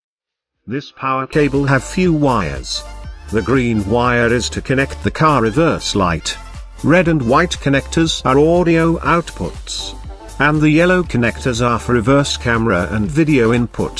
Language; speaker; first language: English; non-native, fluent; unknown